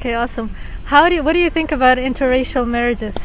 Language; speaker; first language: English; non-native, fluent; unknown